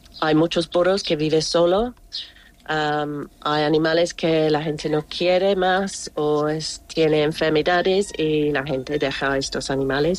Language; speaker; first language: Spanish; non-native, learner; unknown